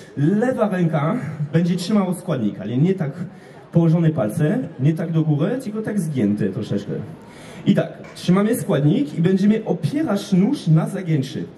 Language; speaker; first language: Polish; non-native, fluent; French